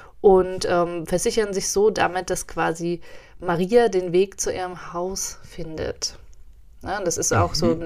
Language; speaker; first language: German; native; German